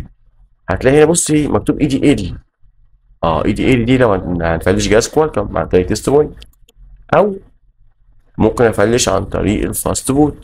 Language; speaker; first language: Arabic; native; Arabic